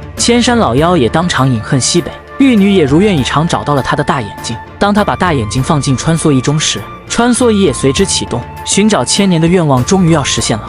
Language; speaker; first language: Chinese; native; Chinese